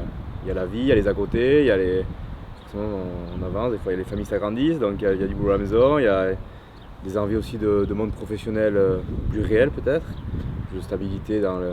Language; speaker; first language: French; native; French